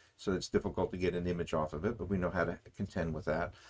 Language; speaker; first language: English; native; English